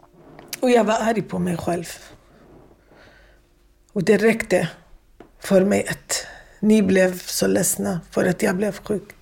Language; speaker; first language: Swedish; non-native, fluent; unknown